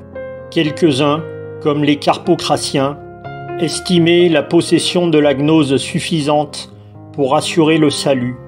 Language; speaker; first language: French; native; French